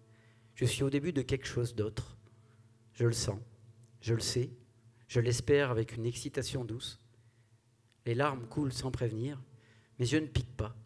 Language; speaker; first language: French; native; French